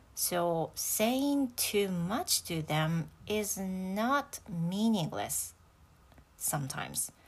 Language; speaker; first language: English; non-native, fluent; Japanese